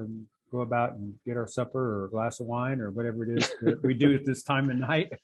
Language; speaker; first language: English; native; English